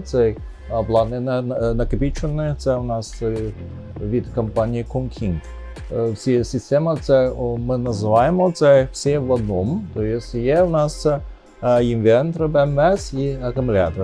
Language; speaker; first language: Ukrainian; non-native, learner; Chinese